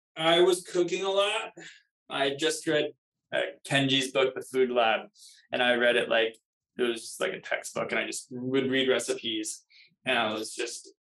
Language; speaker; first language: English; native; English